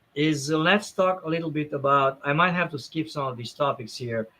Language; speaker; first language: English; non-native, fluent; Romanian